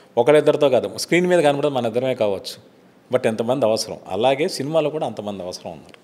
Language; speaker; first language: Telugu; native; Telugu